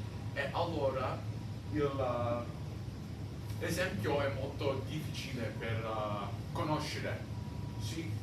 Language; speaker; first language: Italian; non-native, learner; English